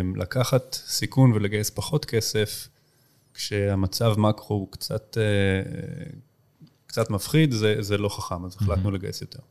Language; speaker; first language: Hebrew; native; Hebrew